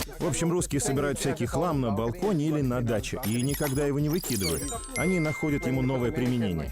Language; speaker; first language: Russian; native; Russian